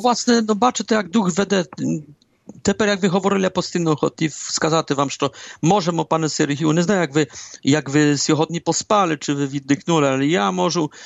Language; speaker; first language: Ukrainian; early bilingual, heritage; Ukrainian